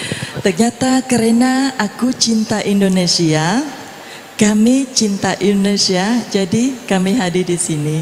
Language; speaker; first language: Indonesian; non-native, fluent; Vietnamese